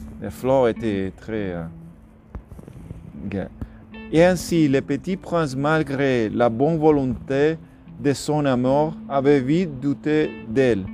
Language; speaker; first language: French; non-native, learner; Spanish